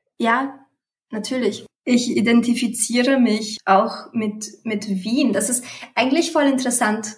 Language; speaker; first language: German; early bilingual, other home language; Romanian